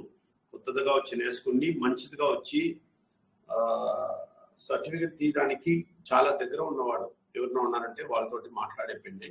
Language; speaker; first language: Telugu; non-native, learner; Hindi